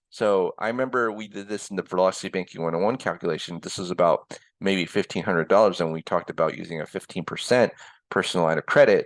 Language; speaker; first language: English; early bilingual, other home language; Korean